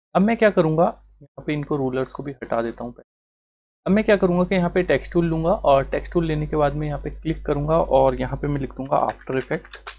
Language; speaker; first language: Hindi; native; Hindi